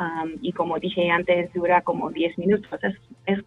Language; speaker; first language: Spanish; non-native, fluent; English